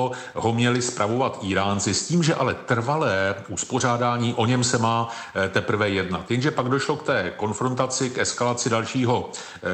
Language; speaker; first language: Czech; native; Czech